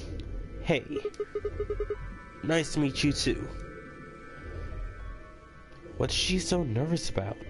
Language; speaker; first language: English; native; English